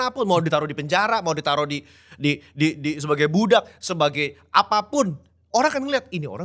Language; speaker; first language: Indonesian; native; Indonesian